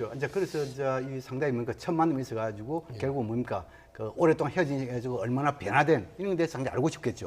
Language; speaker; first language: Korean; native; Korean